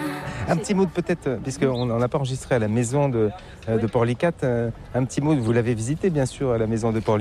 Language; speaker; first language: French; native; French